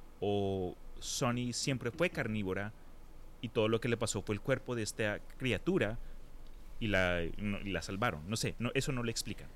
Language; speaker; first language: Spanish; early bilingual, heritage; Spanish